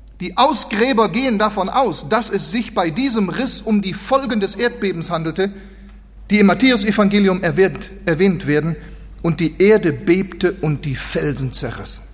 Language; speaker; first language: German; native; German